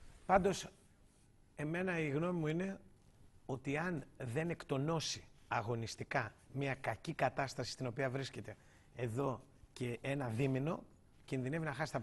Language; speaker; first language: Greek; native; Greek